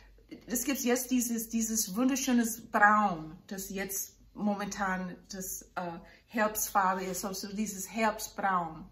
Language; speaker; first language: German; non-native, fluent; English